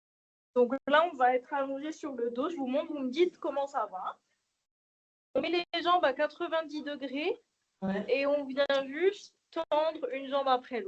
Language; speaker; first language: French; native; French